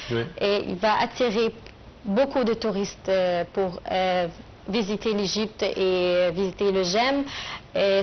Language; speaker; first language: French; non-native, fluent; Arabic